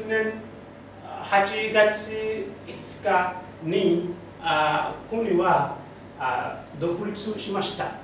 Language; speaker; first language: Japanese; non-native, learner; Mossi